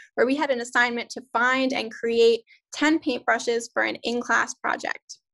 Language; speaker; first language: English; native; English